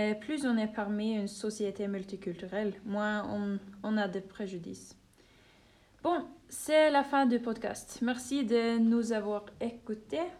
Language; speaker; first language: French; non-native, learner; Norwegian